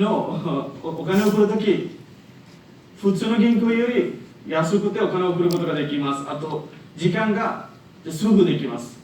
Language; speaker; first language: Japanese; non-native, learner; Bangla